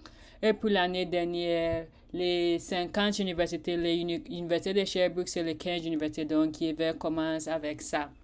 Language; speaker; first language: French; non-native, learner; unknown